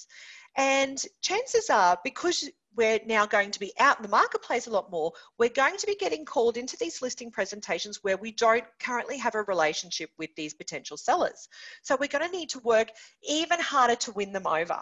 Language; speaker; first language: English; native; English